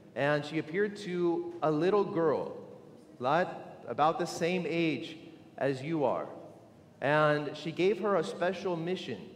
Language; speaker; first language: English; native; English